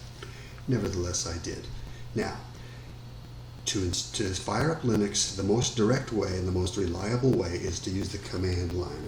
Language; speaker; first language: English; native; English